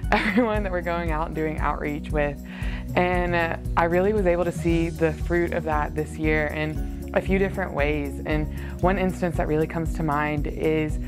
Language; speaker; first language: English; native; English